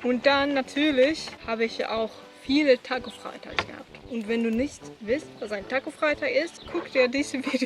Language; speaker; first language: German; non-native, fluent; Swedish